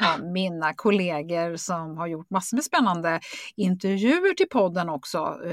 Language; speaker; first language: Swedish; native; Swedish